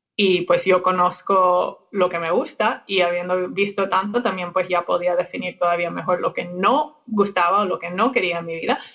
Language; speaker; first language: Spanish; non-native, fluent; English